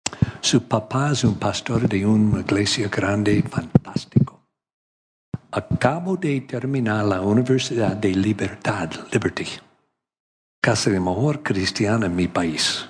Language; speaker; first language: Spanish; non-native, learner; English